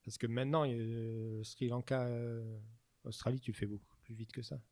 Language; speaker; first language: French; native; French